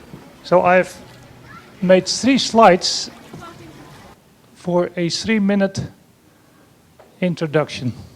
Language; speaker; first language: English; non-native, fluent; Dutch